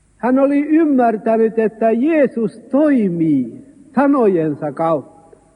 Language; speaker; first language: Finnish; non-native, local second language; Swedish